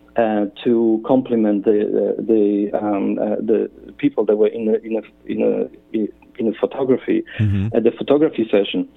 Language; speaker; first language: English; non-native, fluent; Polish